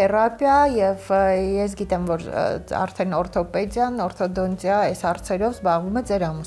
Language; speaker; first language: Armenian; native; Armenian